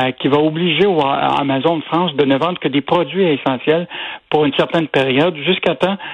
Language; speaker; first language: French; native; French